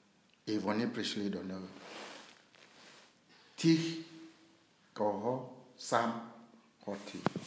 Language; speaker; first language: Ukrainian; non-native, learner; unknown